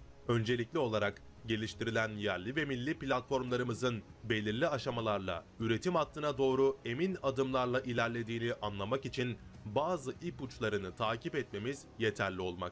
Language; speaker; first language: Turkish; native; Turkish